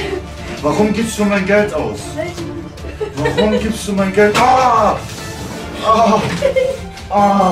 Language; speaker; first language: German; native; German